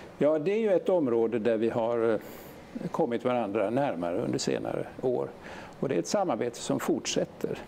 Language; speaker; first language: Swedish; native; Swedish